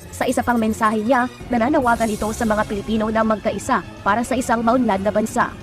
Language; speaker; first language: Filipino; native; Filipino